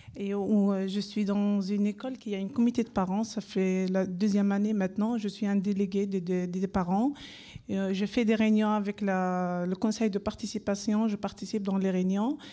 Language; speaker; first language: French; non-native, learner; Arabic